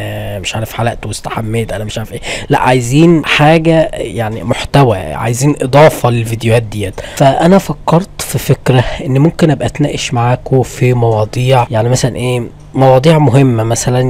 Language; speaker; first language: Arabic; native; Arabic